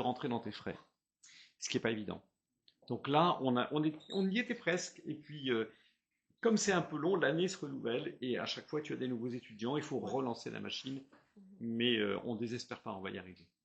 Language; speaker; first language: French; native; French